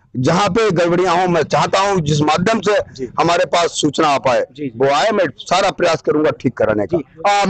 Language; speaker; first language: Hindi; native; Hindi